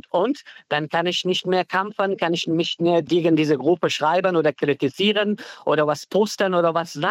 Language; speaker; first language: German; non-native, learner; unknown